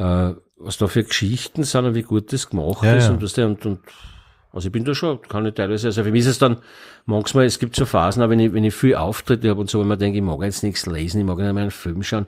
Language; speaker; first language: German; native; German